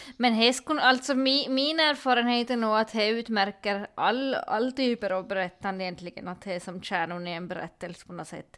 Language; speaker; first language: Swedish; native; Swedish